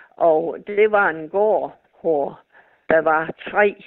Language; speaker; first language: Danish; native; Danish